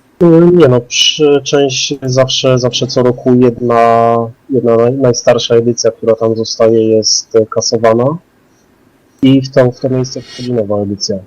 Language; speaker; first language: Polish; native; Polish